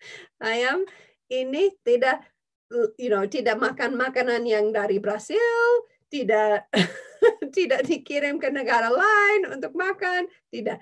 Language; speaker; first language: Indonesian; non-native, fluent; English